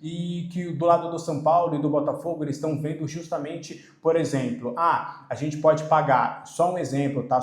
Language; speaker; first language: Portuguese; native; Portuguese